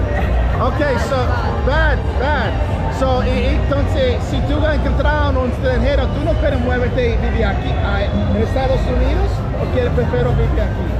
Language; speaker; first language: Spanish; non-native, learner; English